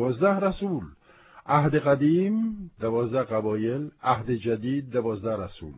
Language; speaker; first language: Persian; non-native, fluent; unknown